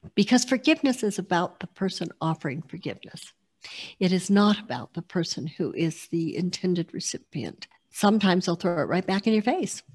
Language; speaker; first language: English; early bilingual, other home language; Italian